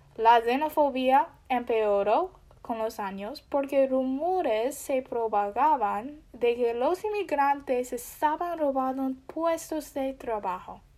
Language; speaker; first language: Spanish; non-native, learner; English